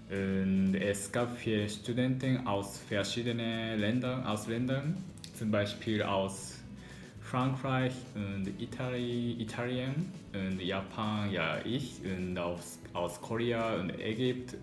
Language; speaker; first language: German; non-native, learner; Japanese